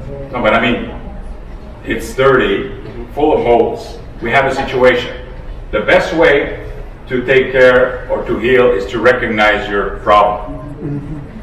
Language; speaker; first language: English; non-native, fluent; French